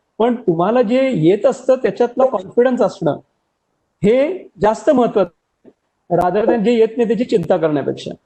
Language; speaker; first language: Marathi; native; Marathi